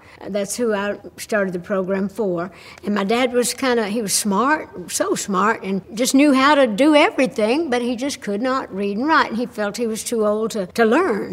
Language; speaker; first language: English; native; English